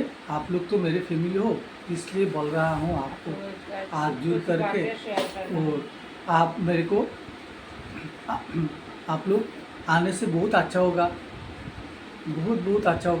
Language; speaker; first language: Hindi; non-native, learner; Bangla